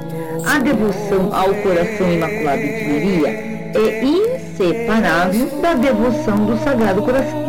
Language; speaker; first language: Portuguese; native; Portuguese